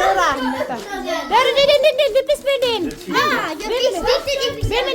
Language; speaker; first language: Swedish; non-native, learner; Filipino